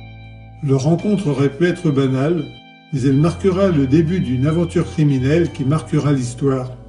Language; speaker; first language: French; native; French